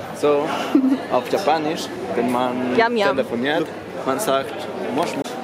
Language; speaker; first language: German; non-native, learner; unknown